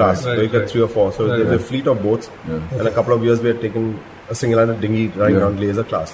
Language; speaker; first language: English; non-native, local second language; Gujarati